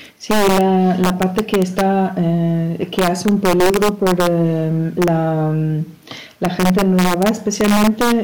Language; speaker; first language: Spanish; non-native, learner; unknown